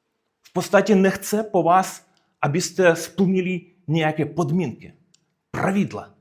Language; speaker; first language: Czech; non-native, fluent; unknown